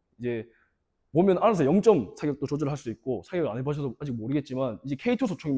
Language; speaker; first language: Korean; native; Korean